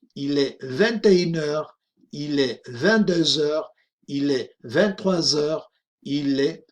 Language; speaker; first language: French; non-native, fluent; Spanish